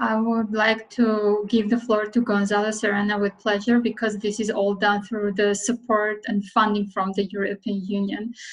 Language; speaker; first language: English; non-native, fluent; Armenian